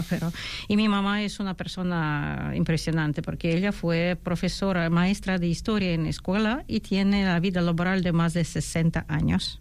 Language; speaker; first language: Spanish; non-native, fluent; Ukrainian